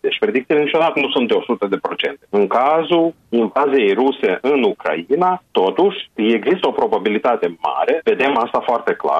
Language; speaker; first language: Romanian; native; Romanian